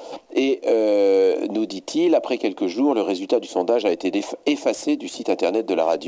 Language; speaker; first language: French; native; French